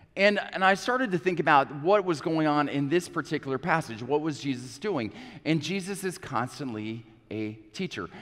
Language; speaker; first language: English; native; English